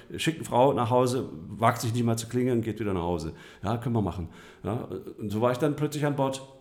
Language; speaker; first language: German; native; German